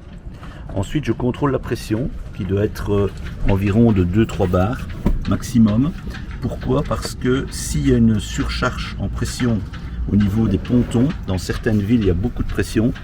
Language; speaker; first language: French; native; French